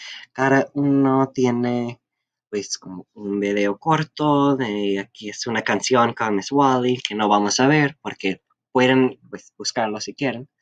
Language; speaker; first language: Spanish; non-native, fluent; English